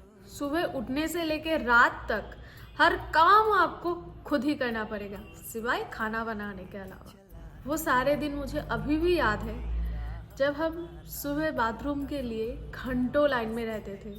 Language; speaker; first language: Hindi; native; Hindi